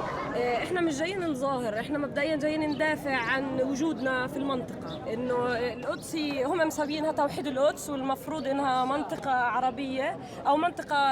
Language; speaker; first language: Arabic; native; Arabic